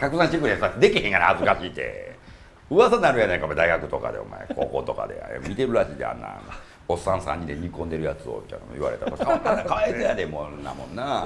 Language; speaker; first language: Japanese; native; Japanese